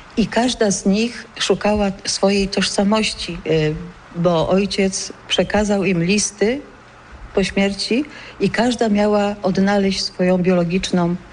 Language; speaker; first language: Polish; early bilingual, other home language; Greek